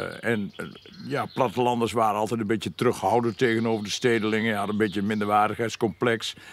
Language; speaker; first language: Dutch; native; Dutch